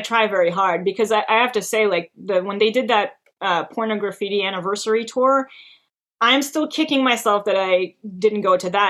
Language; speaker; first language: English; non-native, fluent; Hebrew